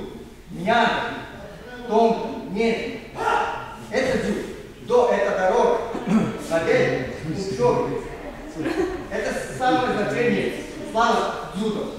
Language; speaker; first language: Russian; non-native, learner; Serbian